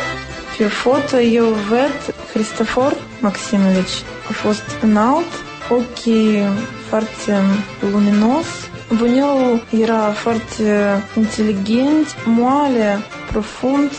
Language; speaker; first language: Romanian; non-native, local second language; Russian